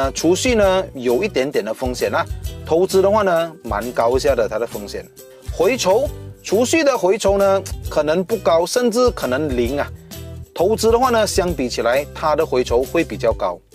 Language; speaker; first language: Chinese; native; Chinese